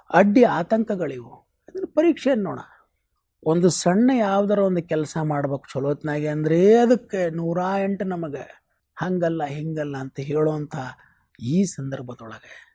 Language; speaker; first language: Kannada; native; Kannada